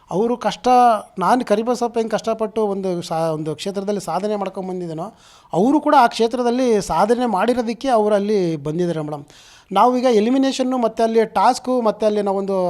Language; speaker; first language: Kannada; native; Kannada